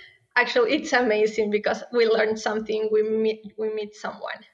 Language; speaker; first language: English; non-native, fluent; Spanish